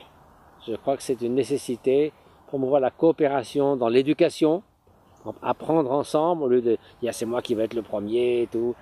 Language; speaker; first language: French; native; French